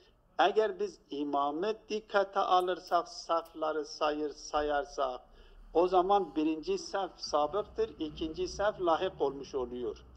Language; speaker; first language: Turkish; native; Turkish